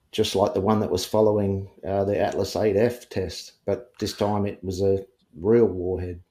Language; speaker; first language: English; native; English